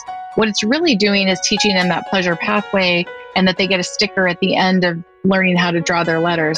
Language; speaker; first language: English; native; English